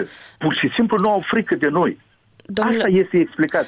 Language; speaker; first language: Romanian; native; Romanian